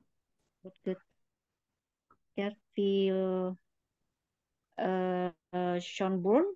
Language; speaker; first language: German; non-native, learner; Indonesian